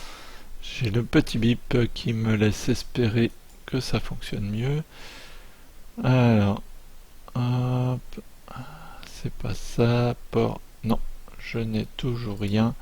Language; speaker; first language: French; native; French